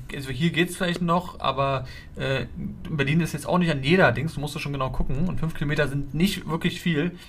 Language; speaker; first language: German; non-native, fluent; Polish